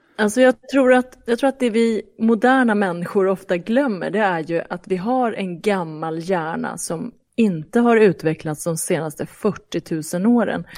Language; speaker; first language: Swedish; early bilingual, other home language; Persian